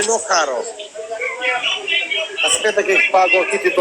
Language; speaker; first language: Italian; non-native, learner; Albanian